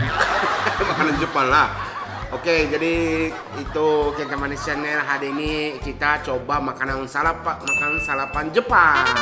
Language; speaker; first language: Indonesian; non-native, fluent; Japanese